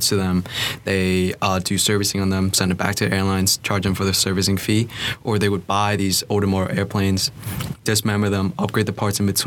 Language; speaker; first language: English; non-native, fluent; Vietnamese